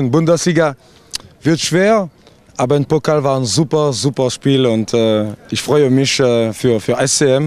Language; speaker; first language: German; non-native, learner; French